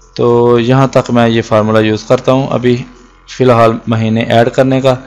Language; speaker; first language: Urdu; non-native, local second language; Punjabi